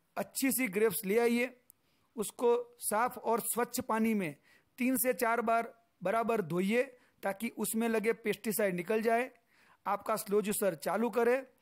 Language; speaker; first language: Hindi; non-native, local second language; Gujarati